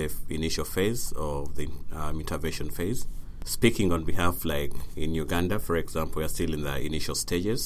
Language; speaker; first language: English; non-native, local second language; Ganda